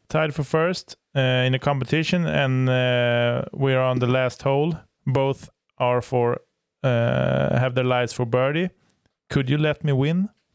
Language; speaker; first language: English; non-native, fluent; Swedish